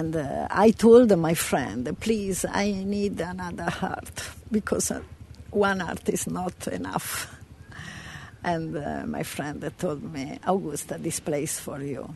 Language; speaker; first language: English; non-native, learner; Italian